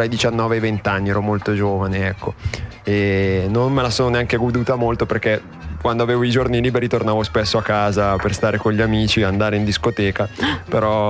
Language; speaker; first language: Italian; native; Italian